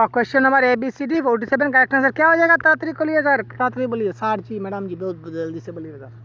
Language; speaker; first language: Hindi; non-native, local second language; Bangla